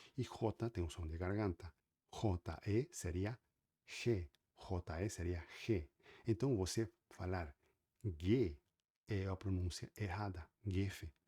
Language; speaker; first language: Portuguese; non-native, fluent; Spanish